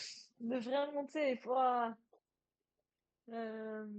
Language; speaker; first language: French; non-native, learner; Dutch